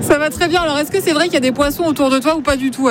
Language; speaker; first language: French; native; French